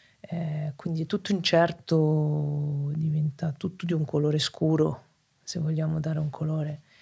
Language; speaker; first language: Italian; native; Italian